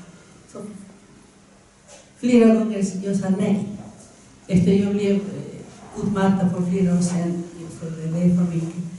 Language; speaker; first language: Swedish; non-native, fluent; Spanish